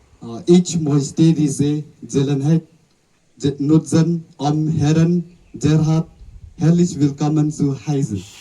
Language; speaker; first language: German; non-native, learner; Khasi